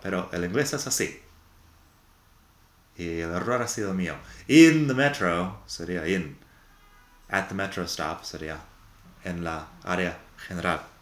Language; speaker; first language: Spanish; non-native, fluent; English